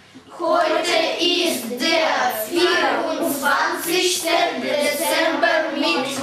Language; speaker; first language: German; non-native, learner; Russian